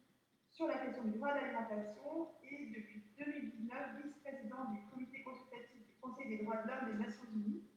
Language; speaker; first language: French; native; French